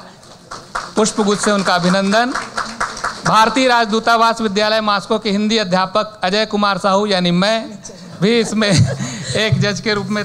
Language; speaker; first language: Hindi; native; Hindi